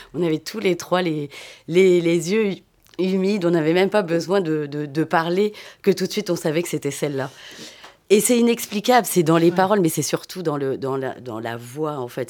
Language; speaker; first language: French; native; French